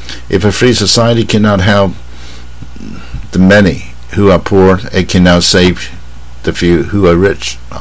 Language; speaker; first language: English; non-native, fluent; Chinese